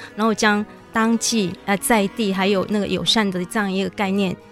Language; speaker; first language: Chinese; native; Chinese